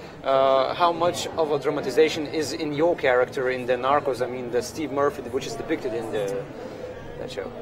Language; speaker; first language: English; non-native, fluent; Lithuanian